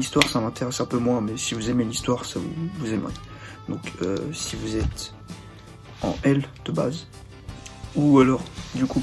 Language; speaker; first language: French; native; French